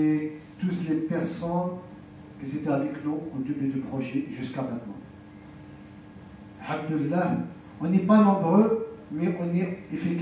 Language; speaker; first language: French; non-native, local second language; Arabic